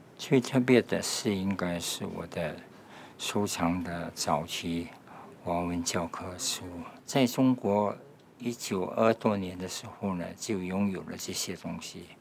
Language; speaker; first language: Chinese; native; Chinese